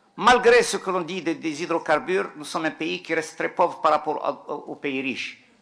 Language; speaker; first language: French; non-native, local second language; Arabic